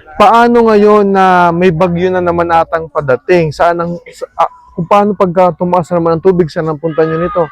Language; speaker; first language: Filipino; native; Filipino